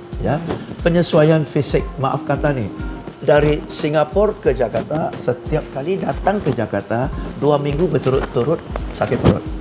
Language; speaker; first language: Indonesian; non-native, fluent; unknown